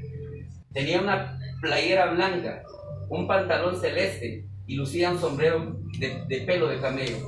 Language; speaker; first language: Spanish; native; Spanish